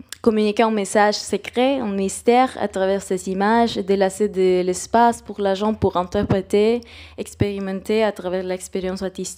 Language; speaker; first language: French; non-native, fluent; Spanish